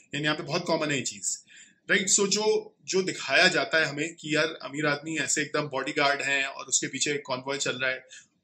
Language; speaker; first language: Hindi; native; Hindi